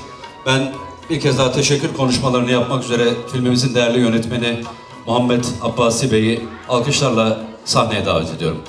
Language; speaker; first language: Turkish; native; Turkish